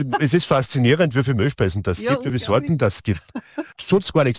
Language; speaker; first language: German; native; German